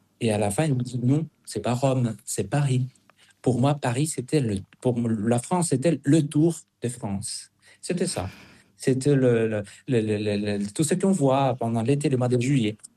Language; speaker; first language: French; non-native, fluent; Spanish